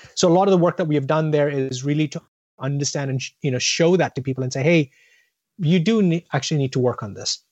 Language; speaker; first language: English; non-native, local second language; Tamil